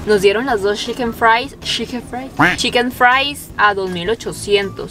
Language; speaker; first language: Spanish; native; Spanish